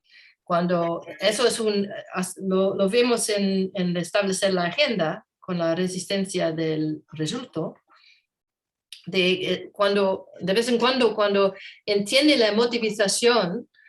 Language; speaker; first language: Spanish; non-native, learner; English